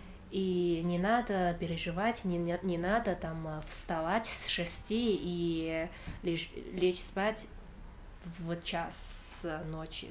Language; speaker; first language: Russian; non-native, fluent; Chinese